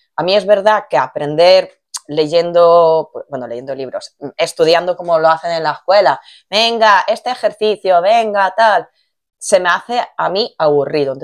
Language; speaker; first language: Spanish; non-native, fluent; Polish